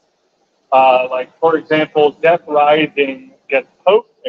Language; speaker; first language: English; native; English